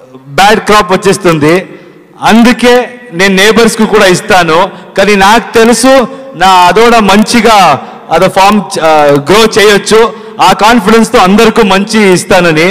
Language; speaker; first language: Telugu; non-native, learner; Kannada